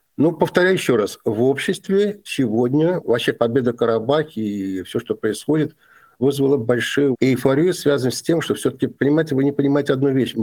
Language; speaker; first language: Russian; non-native, local second language; Azerbaijani